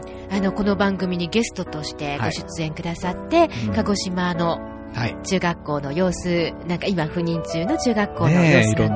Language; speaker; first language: Japanese; native; Japanese